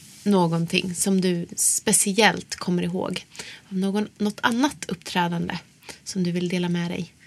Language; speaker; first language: Swedish; native; Swedish